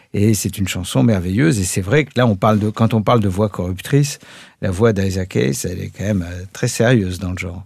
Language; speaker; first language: French; native; French